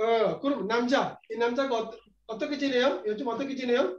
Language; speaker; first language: Korean; non-native, learner; Bangla